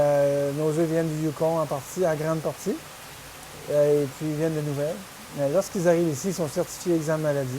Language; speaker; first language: French; native; French